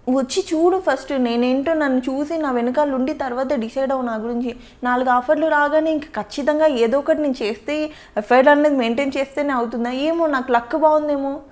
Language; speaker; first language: Telugu; native; Telugu